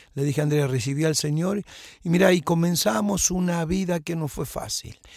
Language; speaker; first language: Spanish; native; Spanish